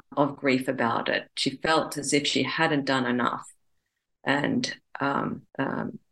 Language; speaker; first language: English; native; English